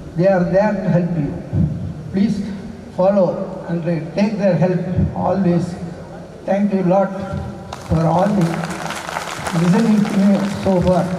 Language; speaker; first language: English; non-native, local second language; Tamil